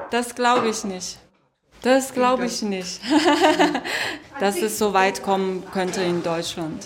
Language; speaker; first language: German; non-native, fluent; Chinese